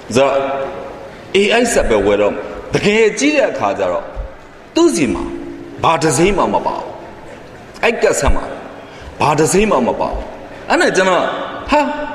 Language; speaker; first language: Burmese; native; Burmese